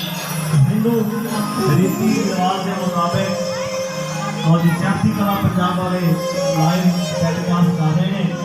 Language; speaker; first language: Hindi; non-native, local second language; Punjabi